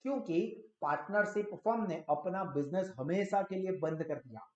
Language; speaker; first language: Hindi; non-native, local second language; Gujarati